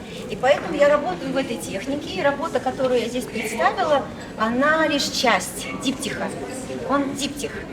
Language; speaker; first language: Russian; native; Russian